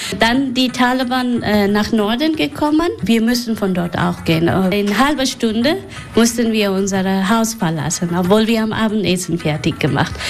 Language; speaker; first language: German; non-native, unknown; Persian